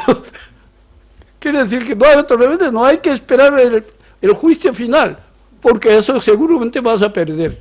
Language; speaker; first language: Spanish; non-native, fluent; Korean